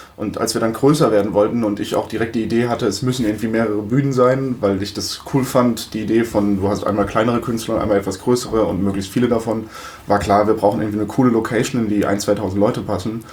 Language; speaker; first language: German; native; German